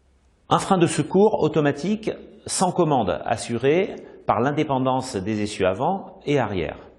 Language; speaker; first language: French; native; French